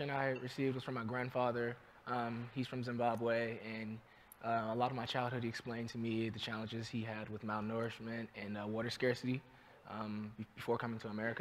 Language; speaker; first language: English; native; English